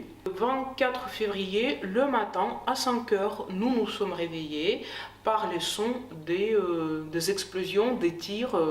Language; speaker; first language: French; non-native, fluent; Ukrainian